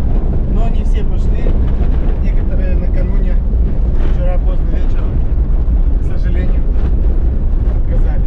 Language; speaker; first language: Russian; native; Russian